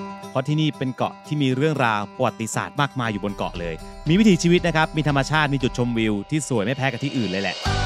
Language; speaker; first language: Thai; native; Thai